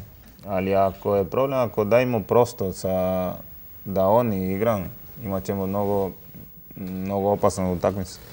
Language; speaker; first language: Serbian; non-native, learner; Spanish